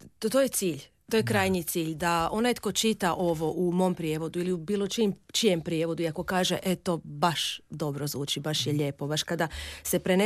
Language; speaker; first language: Croatian; non-native, local second language; Hungarian